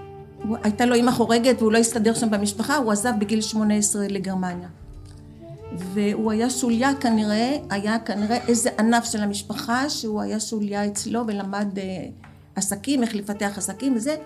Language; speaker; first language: Hebrew; early bilingual, other home language; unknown